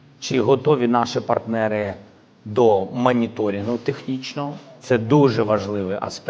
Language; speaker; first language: Ukrainian; non-native, local second language; Russian